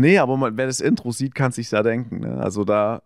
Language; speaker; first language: German; native; German